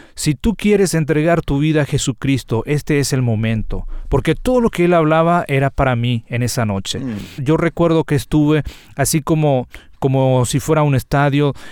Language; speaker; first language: Spanish; native; Spanish